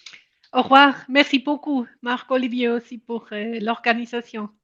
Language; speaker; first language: French; non-native, local second language; German